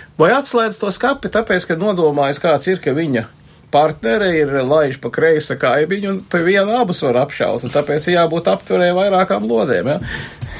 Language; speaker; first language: Latvian; early bilingual, heritage; Latvian